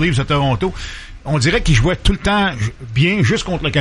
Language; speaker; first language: French; native; French